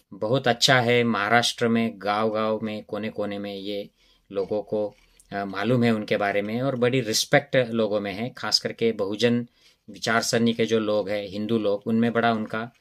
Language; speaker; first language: Hindi; non-native, local second language; Marathi